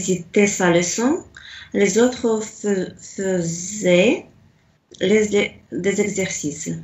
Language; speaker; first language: French; non-native, learner; Russian